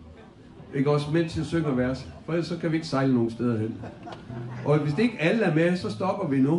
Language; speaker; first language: Danish; native; Danish